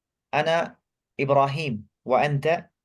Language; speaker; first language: Arabic; non-native, fluent; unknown